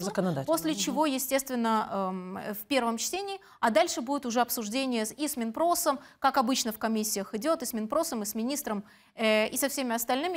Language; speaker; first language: Russian; native; Russian